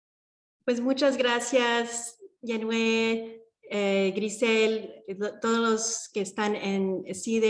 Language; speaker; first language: Spanish; early bilingual, heritage; Spanish